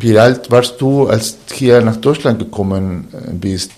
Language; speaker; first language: German; non-native, fluent; Spanish